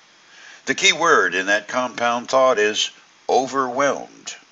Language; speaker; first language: English; native; English